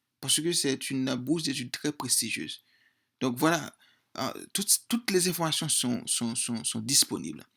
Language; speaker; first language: French; non-native, local second language; Haitian Creole